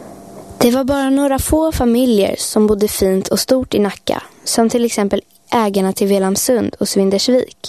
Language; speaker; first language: Swedish; native; Swedish